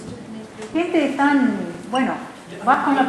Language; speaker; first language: Spanish; non-native, learner; English